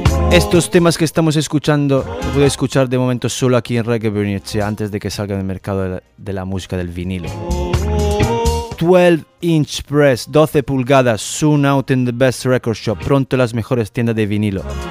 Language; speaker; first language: Spanish; native; Spanish